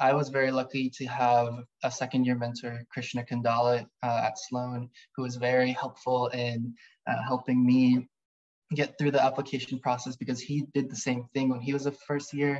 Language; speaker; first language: English; native; English